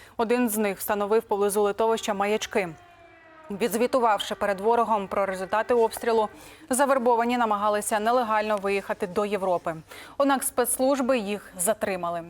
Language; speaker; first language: Ukrainian; native; Ukrainian